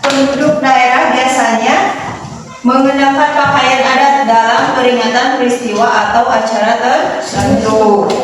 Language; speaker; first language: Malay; non-native, local second language; Sundanese